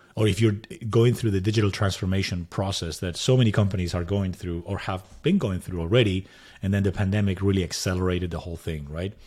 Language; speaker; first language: English; non-native, fluent; Spanish